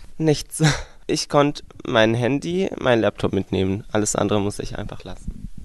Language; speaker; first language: German; non-native, fluent; Arabic